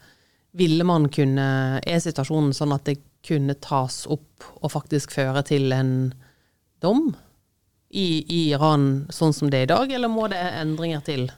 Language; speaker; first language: Norwegian; native; Norwegian